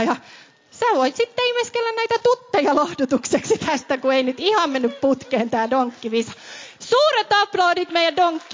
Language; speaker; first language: Finnish; native; Finnish